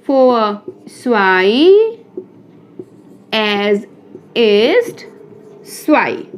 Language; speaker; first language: German; non-native, fluent; Hindi